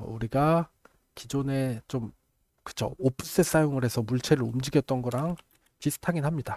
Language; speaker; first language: Korean; native; Korean